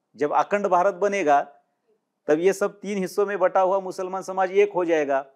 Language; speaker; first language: Hindi; non-native, local second language; Marathi